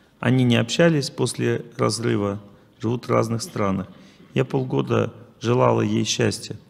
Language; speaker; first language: Russian; native; Russian